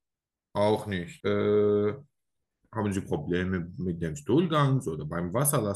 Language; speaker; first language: German; non-native, learner; Arabic